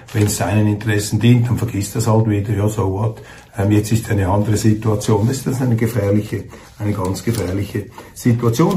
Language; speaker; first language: German; native; German